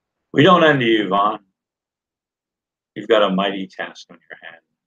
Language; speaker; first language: English; native; English